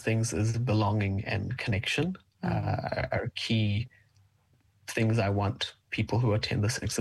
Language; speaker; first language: English; native; English